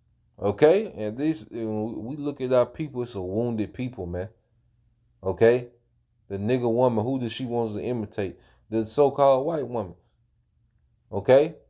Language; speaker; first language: English; native; English